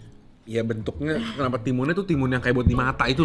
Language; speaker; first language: Indonesian; native; Indonesian